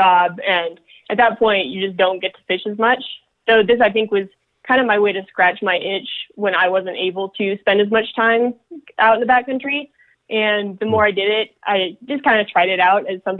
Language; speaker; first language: English; native; English